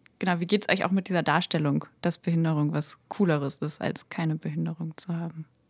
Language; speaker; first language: German; native; German